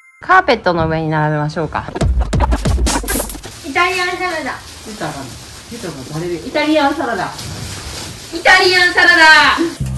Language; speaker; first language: Japanese; native; Japanese